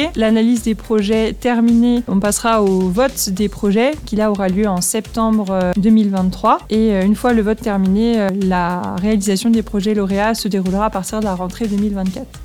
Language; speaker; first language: French; native; French